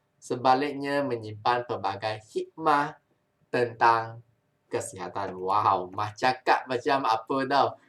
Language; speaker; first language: Malay; non-native, local second language; Chinese